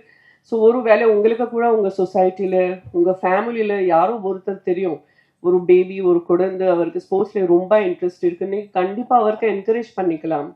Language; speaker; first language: Tamil; non-native, fluent; Hindi